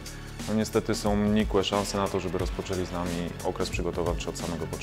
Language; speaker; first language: Polish; native; Polish